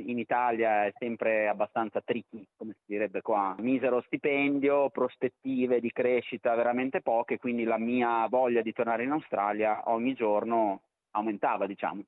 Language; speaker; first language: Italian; native; Italian